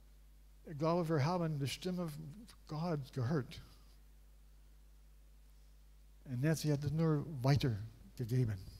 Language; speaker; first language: German; non-native, learner; English